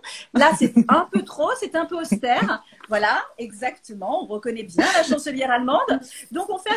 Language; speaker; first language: French; native; French